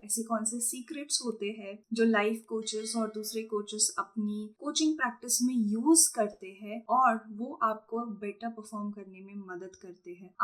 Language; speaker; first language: Hindi; non-native, local second language; Marathi